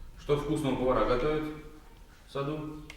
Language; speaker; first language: Russian; native; Russian